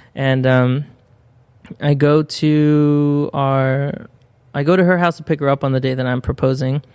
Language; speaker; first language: English; early bilingual, other home language; Spanish